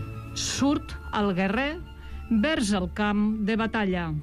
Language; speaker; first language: Catalan; native; Catalan